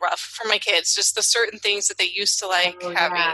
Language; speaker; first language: English; native; English